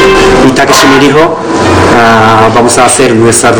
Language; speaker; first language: Spanish; non-native, learner; Japanese